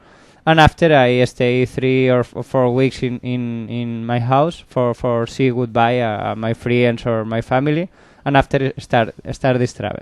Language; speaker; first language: English; non-native, learner; Spanish